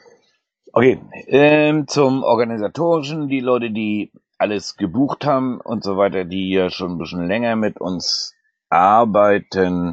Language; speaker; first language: German; native; German